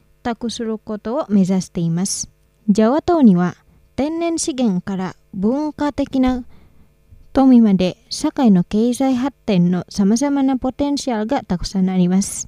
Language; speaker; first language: Japanese; non-native, fluent; Indonesian